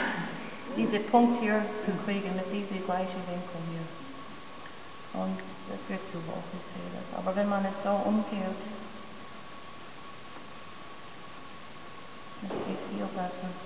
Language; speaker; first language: German; non-native, learner; English